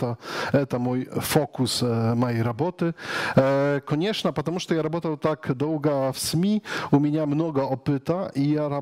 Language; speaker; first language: Russian; non-native, learner; Polish